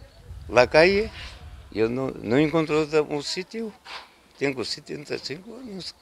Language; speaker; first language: Spanish; non-native, learner; Ukrainian